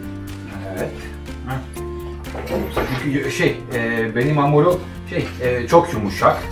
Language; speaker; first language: Turkish; non-native, fluent; Italian